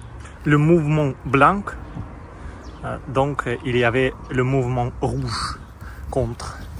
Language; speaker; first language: French; non-native, fluent; Russian